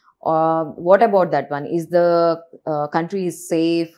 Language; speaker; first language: English; non-native, local second language; Telugu